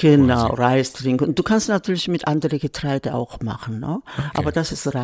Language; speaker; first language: German; non-native, fluent; Korean